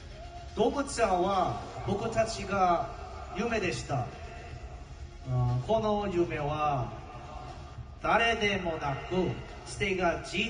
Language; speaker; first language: Japanese; non-native, learner; Korean